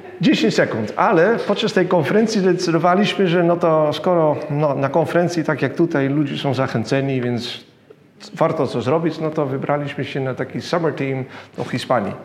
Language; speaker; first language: Polish; non-native, fluent; Dutch